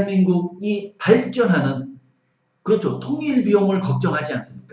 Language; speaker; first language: Korean; native; Korean